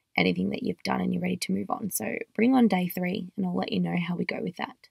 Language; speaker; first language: English; native; English